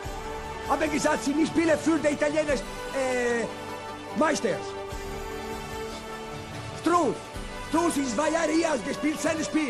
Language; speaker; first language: German; non-native, learner; Italian